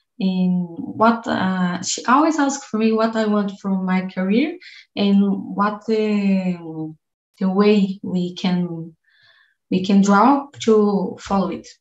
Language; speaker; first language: English; non-native, learner; Portuguese